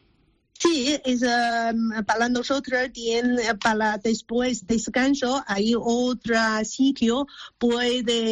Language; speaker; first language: Spanish; non-native, learner; Chinese